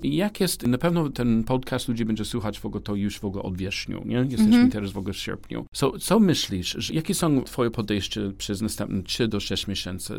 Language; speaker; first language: Polish; non-native, learner; English